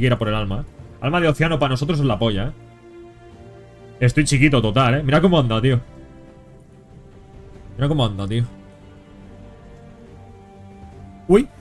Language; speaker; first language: Spanish; native; Spanish